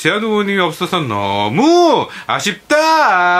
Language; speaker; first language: Korean; native; Korean